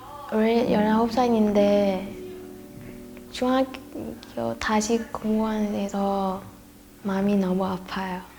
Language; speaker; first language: Korean; non-native, learner; Vietnamese